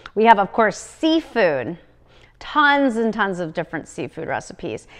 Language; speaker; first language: English; native; English